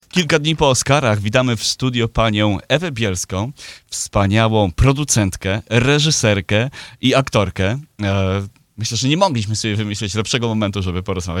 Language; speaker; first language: Polish; native; Polish